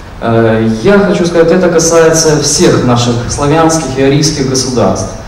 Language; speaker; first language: Russian; non-native, local second language; Ukrainian